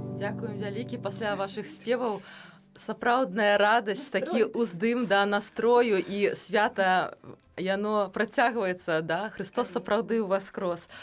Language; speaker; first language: Belarusian; native; Belarusian